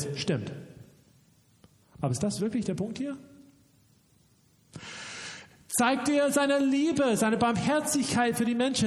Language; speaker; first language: German; non-native, fluent; English